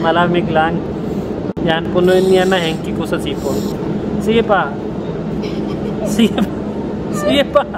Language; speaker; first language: Filipino; non-native, learner; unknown